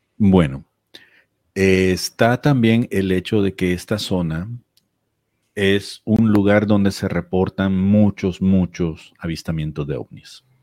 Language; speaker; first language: Spanish; native; Spanish